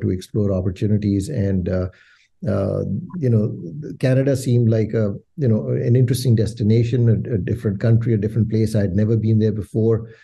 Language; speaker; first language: English; non-native, local second language; Urdu